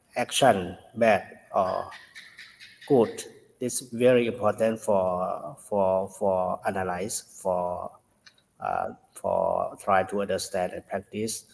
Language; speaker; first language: English; non-native, learner; Thai